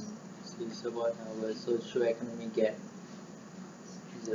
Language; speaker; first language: English; non-native, learner; Malay